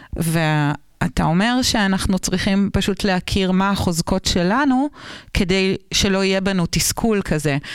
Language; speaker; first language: Hebrew; native; Hebrew